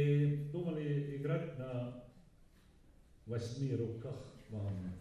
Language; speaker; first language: Russian; non-native, learner; Estonian